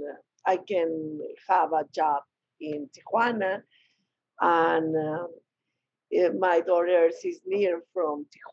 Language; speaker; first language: English; non-native, learner; Spanish